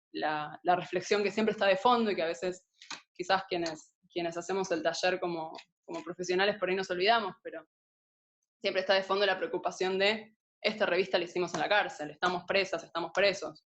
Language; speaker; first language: Spanish; native; Spanish